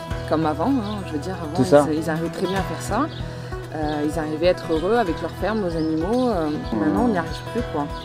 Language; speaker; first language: French; native; French